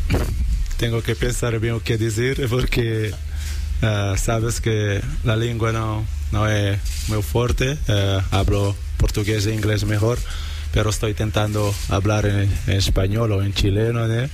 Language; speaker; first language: Spanish; non-native, learner; Portuguese